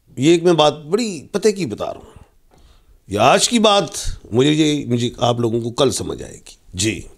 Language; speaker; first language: Urdu; non-native, local second language; Punjabi